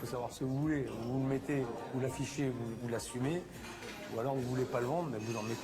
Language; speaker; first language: French; native; French